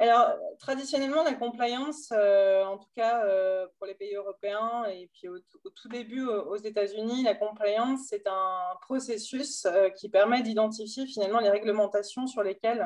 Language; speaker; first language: French; native; French